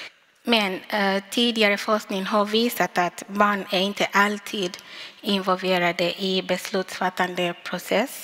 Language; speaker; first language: Swedish; non-native, fluent; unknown